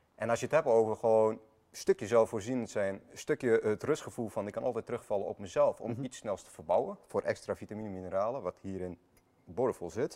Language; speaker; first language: Dutch; early bilingual, other home language; Armenian